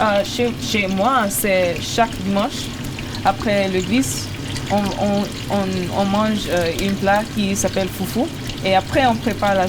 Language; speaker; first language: French; non-native, learner; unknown